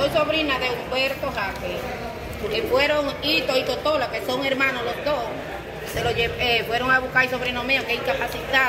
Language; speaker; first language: Spanish; native; Spanish